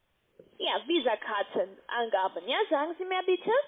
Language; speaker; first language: German; non-native, learner; Russian